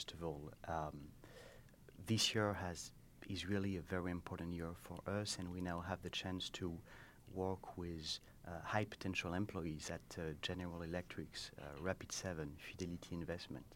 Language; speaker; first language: English; non-native, fluent; French